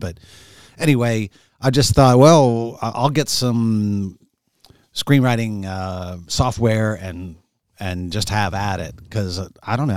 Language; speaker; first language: English; native; English